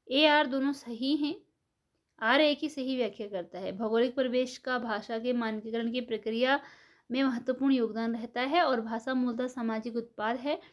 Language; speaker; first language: Hindi; native; Hindi